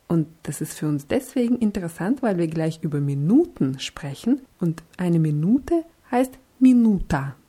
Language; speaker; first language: German; non-native, fluent; Russian